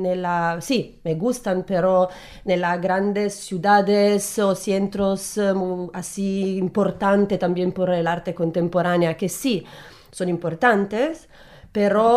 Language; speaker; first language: Spanish; non-native, learner; Italian